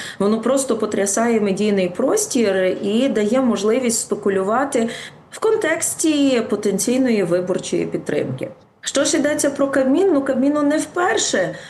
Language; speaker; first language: Ukrainian; native; Ukrainian